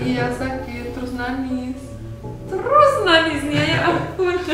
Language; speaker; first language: Indonesian; non-native, fluent; Romanian